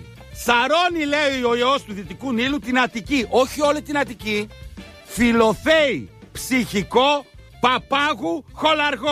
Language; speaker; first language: Greek; native; Greek